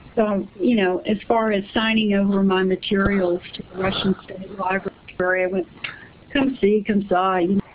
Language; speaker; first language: English; native; English